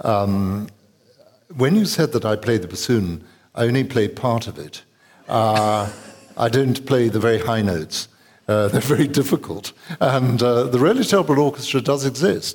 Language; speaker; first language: English; native; English